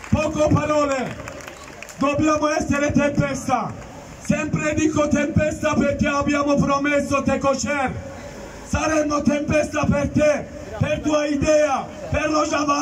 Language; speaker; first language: Italian; non-native, learner; Kurdish